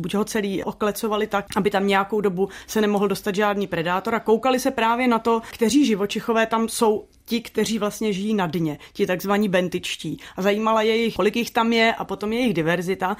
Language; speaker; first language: Czech; native; Czech